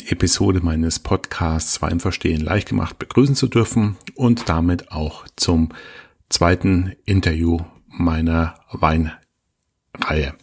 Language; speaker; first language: German; native; German